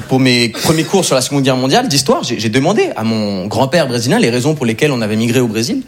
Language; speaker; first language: French; native; French